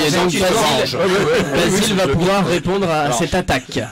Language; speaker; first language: French; native; French